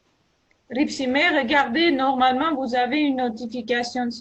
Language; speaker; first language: French; non-native, fluent; Armenian